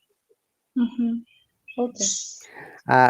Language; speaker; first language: English; non-native, learner; Spanish